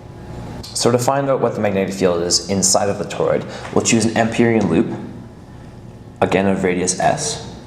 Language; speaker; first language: English; native; English